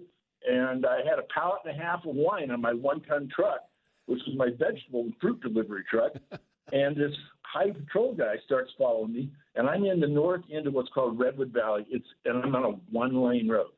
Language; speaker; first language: English; native; English